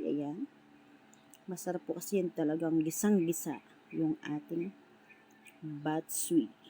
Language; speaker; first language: Filipino; non-native, local second language; Pampanga